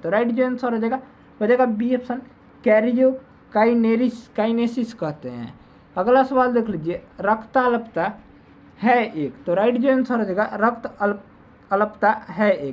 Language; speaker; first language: Hindi; native; Hindi